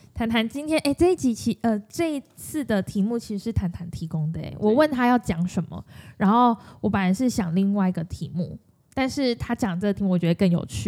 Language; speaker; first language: Chinese; native; Chinese